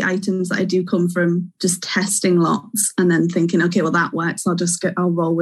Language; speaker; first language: English; native; English